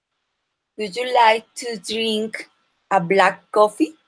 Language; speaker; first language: English; non-native, learner; Spanish